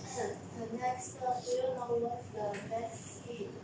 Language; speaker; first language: English; non-native, learner; Chinese